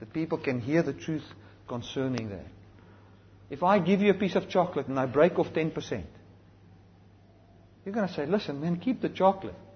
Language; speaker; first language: English; non-native, local second language; Afrikaans